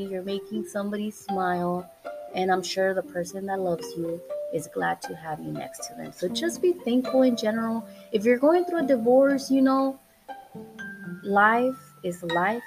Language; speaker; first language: English; early bilingual, other home language; Spanish